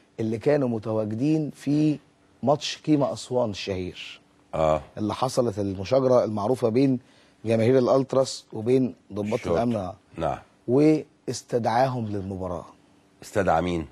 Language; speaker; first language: Arabic; native; Arabic